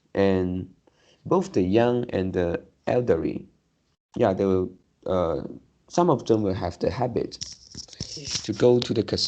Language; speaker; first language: English; non-native, learner; Chinese